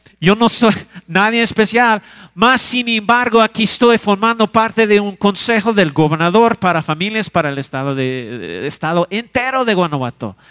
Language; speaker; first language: Spanish; non-native, fluent; English